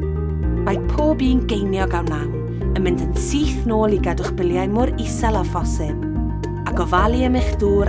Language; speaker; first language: Welsh; native; Welsh